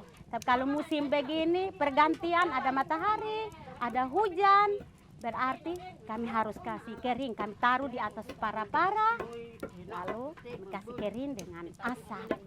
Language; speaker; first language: Indonesian; non-native, local second language; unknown